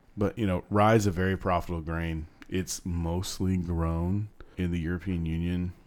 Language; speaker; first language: English; native; English